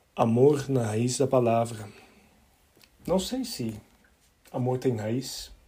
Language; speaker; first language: Portuguese; early bilingual, other home language; Dutch